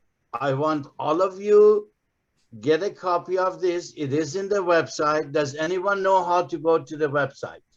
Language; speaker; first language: English; non-native, fluent; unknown